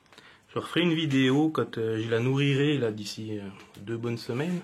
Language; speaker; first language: French; native; French